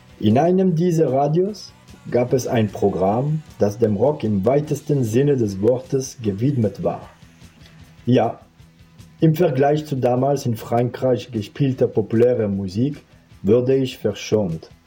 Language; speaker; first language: German; non-native, fluent; French